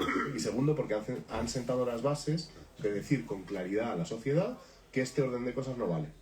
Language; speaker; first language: Spanish; native; Spanish